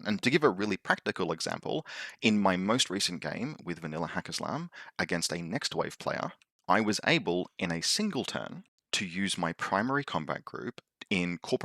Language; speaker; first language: English; native; English